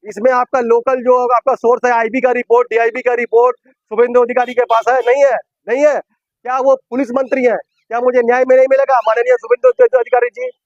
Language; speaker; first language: Hindi; non-native, local second language; Bangla